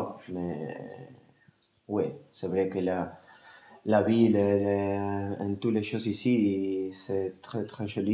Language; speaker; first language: French; non-native, learner; Spanish